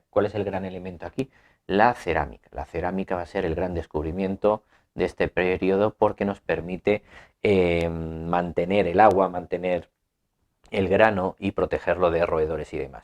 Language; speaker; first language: Spanish; native; Spanish